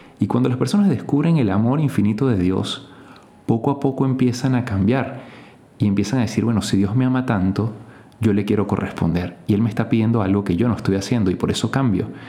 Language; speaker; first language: Spanish; native; Spanish